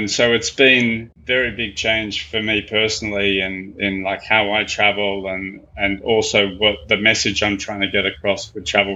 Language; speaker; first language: English; native; English